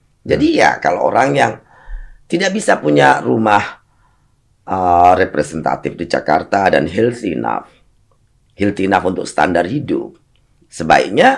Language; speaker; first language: Indonesian; native; Indonesian